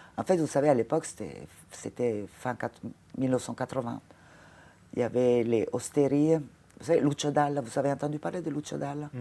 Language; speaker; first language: French; non-native, fluent; Italian